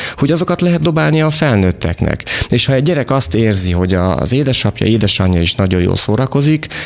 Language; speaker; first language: Hungarian; native; Hungarian